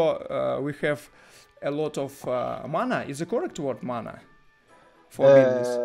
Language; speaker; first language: English; non-native, learner; Russian